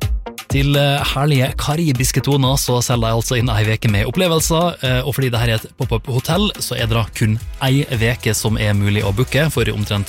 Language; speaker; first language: Norwegian; native; Norwegian